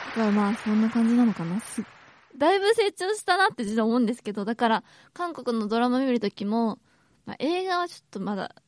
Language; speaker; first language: Japanese; native; Japanese